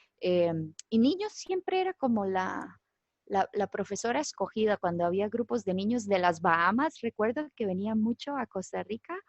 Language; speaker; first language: Spanish; native; Spanish